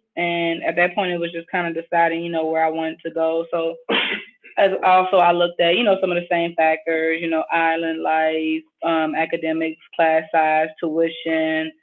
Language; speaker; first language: English; native; English